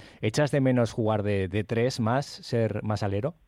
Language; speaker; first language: Spanish; native; Spanish